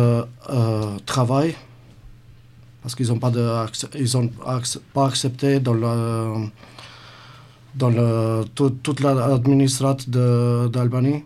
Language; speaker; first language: French; non-native, learner; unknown